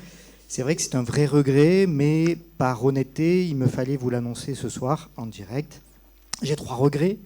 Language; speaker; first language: French; native; French